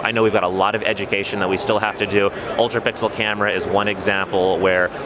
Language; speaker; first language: English; native; English